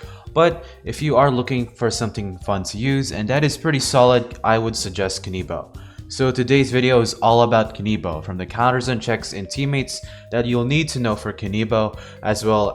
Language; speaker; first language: English; native; English